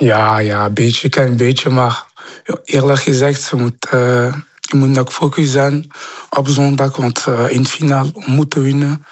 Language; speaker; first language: Dutch; non-native, local second language; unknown